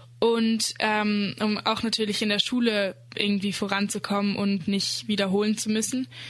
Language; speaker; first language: German; early bilingual, other home language; Dutch